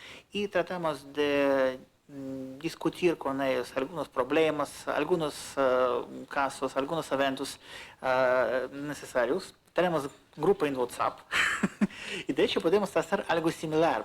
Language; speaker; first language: Spanish; non-native, fluent; Russian